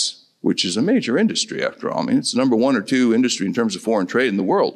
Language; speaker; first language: English; native; English